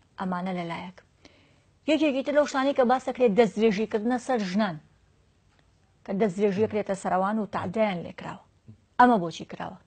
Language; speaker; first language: Central Kurdish; native; Central Kurdish